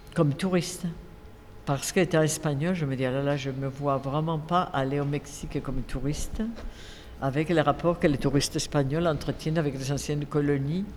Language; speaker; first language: French; non-native, fluent; Spanish